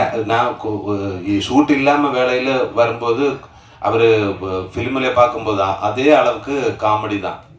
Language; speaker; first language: Tamil; non-native, learner; Malayalam